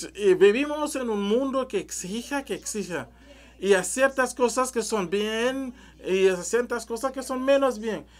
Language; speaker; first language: Spanish; non-native, learner; French